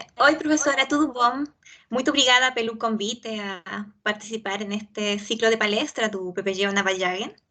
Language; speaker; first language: Portuguese; non-native, fluent; Spanish